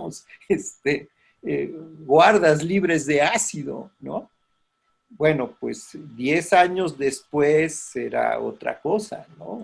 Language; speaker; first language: Spanish; native; Spanish